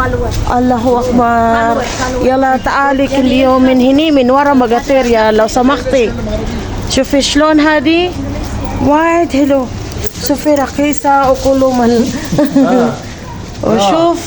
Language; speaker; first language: Arabic; non-native, learner; Filipino